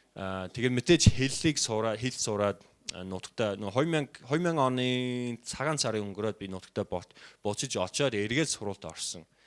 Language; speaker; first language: Mongolian; non-native, fluent; English